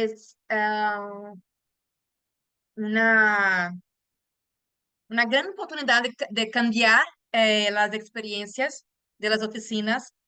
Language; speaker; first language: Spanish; non-native, fluent; Portuguese